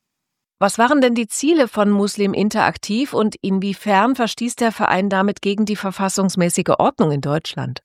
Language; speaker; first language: German; native; German